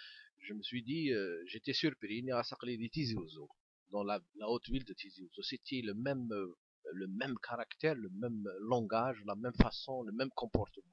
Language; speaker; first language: French; non-native, local second language; Kabyle